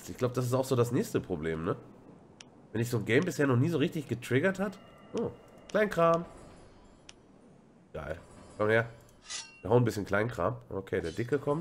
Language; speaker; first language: German; native; German